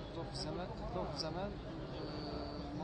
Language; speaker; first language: Arabic; non-native, learner; French